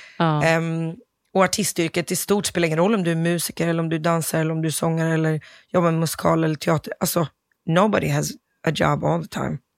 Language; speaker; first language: Swedish; early bilingual, other home language; English